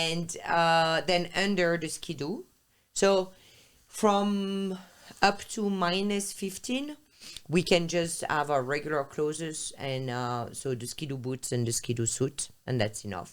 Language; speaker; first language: English; non-native, fluent; French